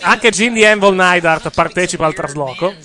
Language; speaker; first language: Italian; native; Italian